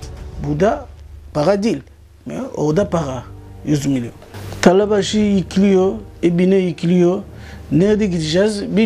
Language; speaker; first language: Turkish; non-native, learner; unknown